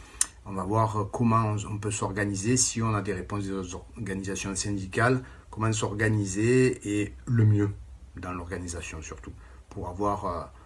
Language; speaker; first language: French; native; French